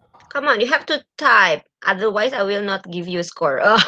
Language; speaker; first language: English; non-native, fluent; Indonesian